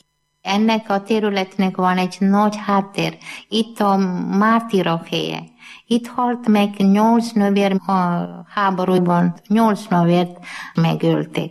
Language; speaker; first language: Hungarian; non-native, learner; Malayalam